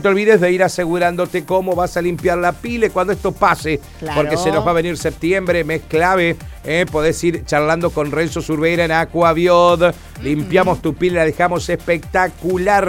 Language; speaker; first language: Spanish; native; Spanish